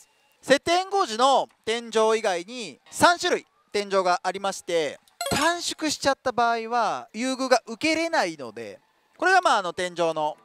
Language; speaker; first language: Japanese; native; Japanese